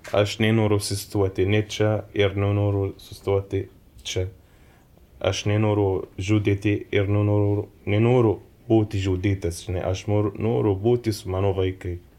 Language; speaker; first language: Lithuanian; non-native, learner; Arabic